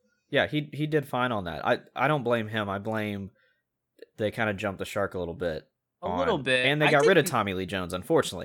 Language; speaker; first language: English; native; English